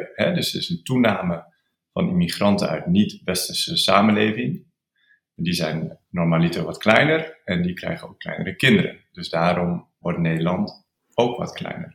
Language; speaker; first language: Dutch; native; Dutch